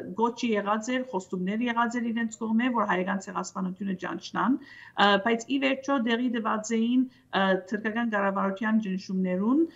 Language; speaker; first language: Armenian; early bilingual, heritage; Armenian